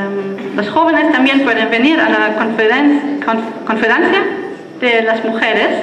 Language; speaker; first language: Spanish; non-native, fluent; German